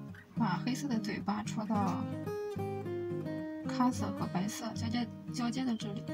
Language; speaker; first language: Chinese; native; Chinese